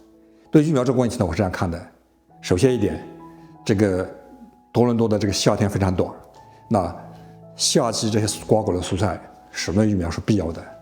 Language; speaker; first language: Chinese; native; Chinese